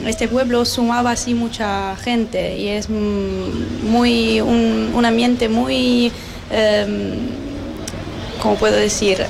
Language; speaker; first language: Spanish; non-native, learner; Italian